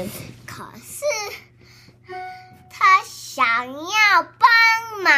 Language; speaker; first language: Chinese; early bilingual, heritage; Chinese